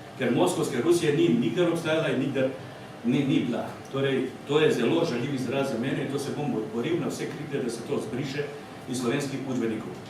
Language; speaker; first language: Slovenian; non-native, fluent; Ukrainian